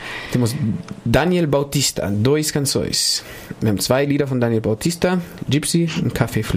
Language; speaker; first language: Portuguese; non-native, learner; Spanish